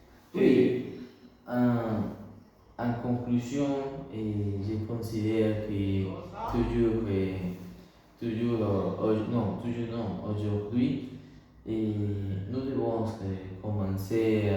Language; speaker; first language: French; non-native, learner; Spanish